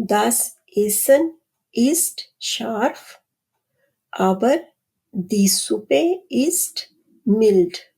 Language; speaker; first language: German; non-native, fluent; Urdu